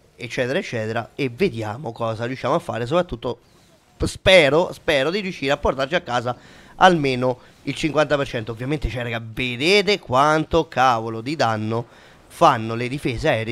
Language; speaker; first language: Italian; native; Italian